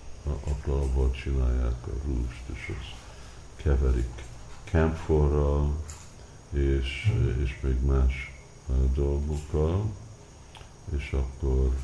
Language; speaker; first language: Hungarian; early bilingual, heritage; Hungarian